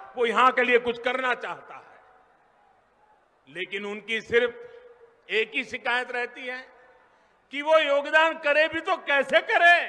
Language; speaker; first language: Hindi; non-native, local second language; Gujarati